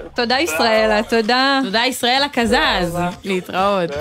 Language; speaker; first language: Hebrew; native; Hebrew